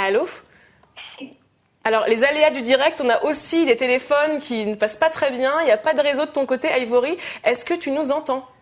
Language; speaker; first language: French; native; French